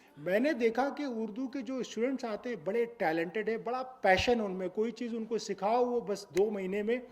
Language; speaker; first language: Urdu; native; Urdu